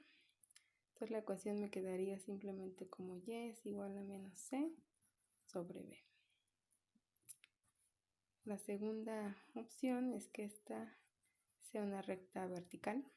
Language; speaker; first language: Spanish; native; Spanish